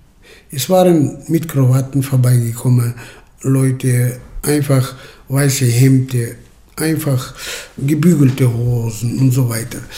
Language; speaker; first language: German; early bilingual, heritage; German